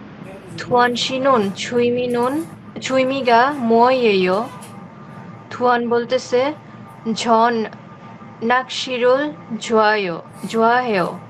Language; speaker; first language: Korean; non-native, learner; Bangla